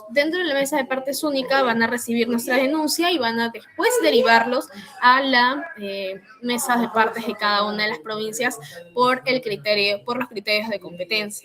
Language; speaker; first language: Spanish; native; Spanish